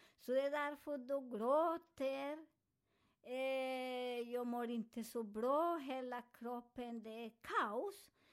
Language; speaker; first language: Swedish; non-native, fluent; Spanish